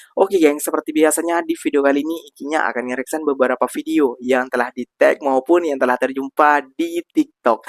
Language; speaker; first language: Indonesian; native; Indonesian